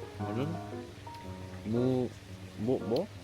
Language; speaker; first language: Korean; native; Korean